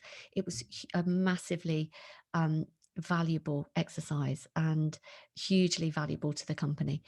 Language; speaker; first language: English; native; English